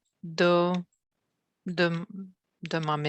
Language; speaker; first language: French; non-native, learner; Russian